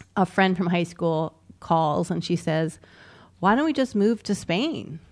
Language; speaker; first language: English; native; English